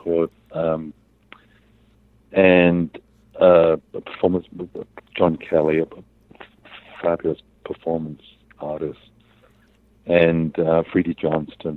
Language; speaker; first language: English; native; English